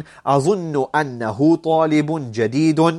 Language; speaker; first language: Arabic; non-native, fluent; English